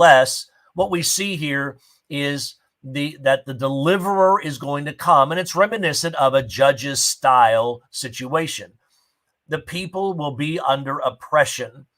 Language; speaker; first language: English; native; English